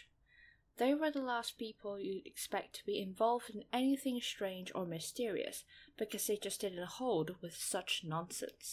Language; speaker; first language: English; non-native, fluent; Chinese